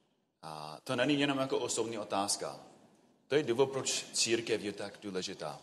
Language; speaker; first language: Czech; non-native, fluent; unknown